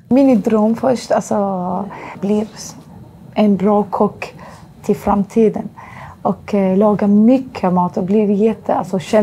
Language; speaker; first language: Swedish; non-native, fluent; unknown